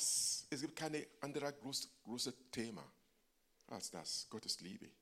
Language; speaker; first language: German; non-native, fluent; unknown